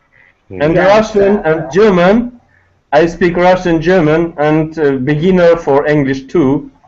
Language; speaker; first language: English; non-native, learner; Tatar